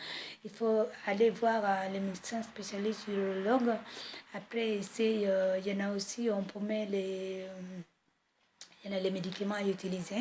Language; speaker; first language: French; non-native, fluent; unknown